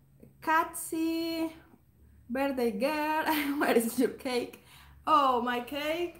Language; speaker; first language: English; non-native, learner; Spanish